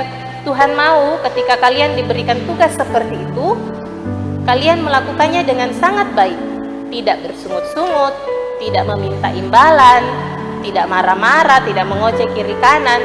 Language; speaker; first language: Indonesian; native; Indonesian